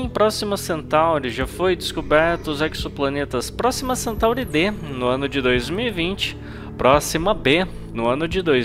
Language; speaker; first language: Portuguese; native; Portuguese